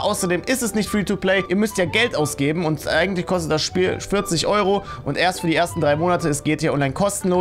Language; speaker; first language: German; native; German